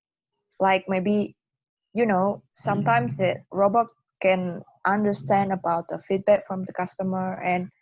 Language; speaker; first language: English; non-native, fluent; Indonesian